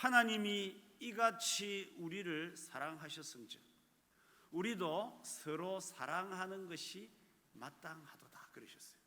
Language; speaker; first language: Korean; native; Korean